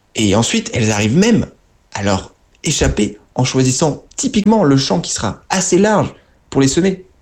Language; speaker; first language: French; native; French